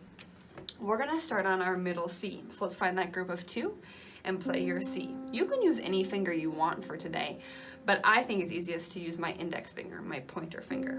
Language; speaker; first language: English; native; English